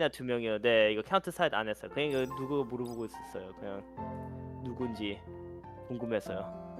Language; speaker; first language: Korean; early bilingual, heritage; Korean